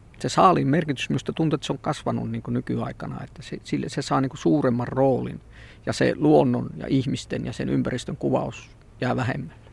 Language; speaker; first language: Finnish; native; Finnish